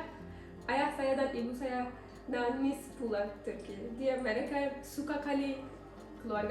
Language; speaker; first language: Indonesian; non-native, learner; Turkish